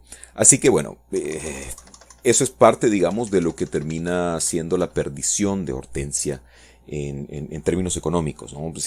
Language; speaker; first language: Spanish; native; Spanish